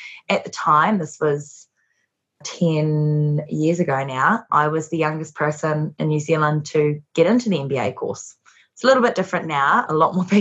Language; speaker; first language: English; native; English